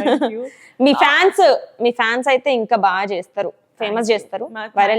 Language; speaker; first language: Telugu; native; Telugu